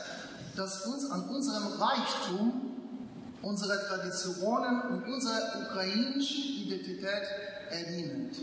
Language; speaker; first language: German; non-native, fluent; Ukrainian